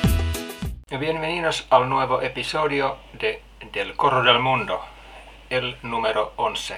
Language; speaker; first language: Spanish; non-native, fluent; Finnish